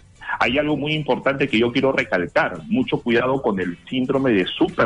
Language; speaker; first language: Spanish; native; Spanish